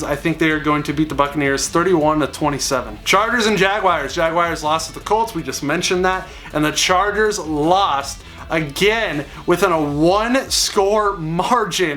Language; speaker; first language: English; native; English